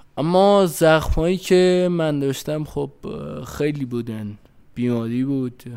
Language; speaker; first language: Persian; native; Persian